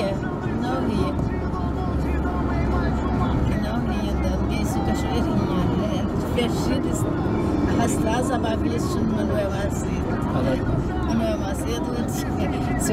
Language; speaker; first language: German; non-native, learner; Portuguese